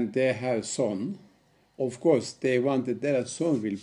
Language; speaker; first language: English; non-native, learner; Turkish